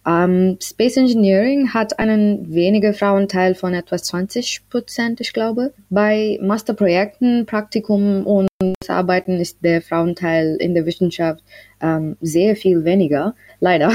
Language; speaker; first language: German; non-native, learner; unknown